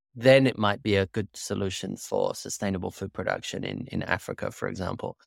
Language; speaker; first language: English; native; English